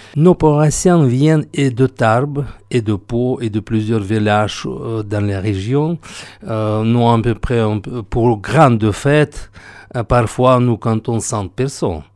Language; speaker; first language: French; non-native, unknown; Russian